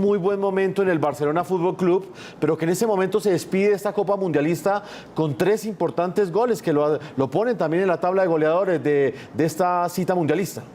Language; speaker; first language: Spanish; native; Spanish